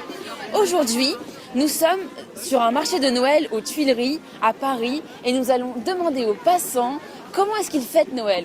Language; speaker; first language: French; native; French